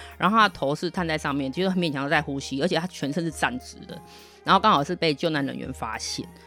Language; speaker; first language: Chinese; native; Chinese